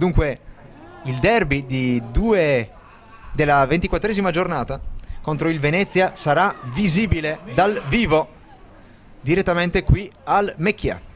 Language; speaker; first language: Italian; native; Italian